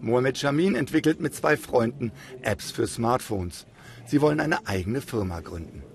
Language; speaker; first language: German; native; German